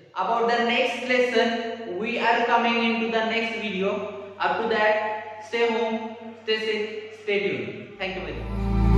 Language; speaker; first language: English; non-native, local second language; Marathi